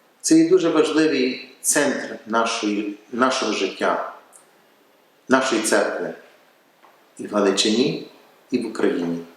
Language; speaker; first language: Ukrainian; early bilingual, heritage; Ukrainian